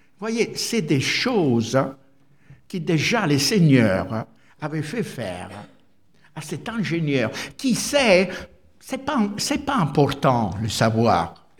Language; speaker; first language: French; non-native, fluent; Italian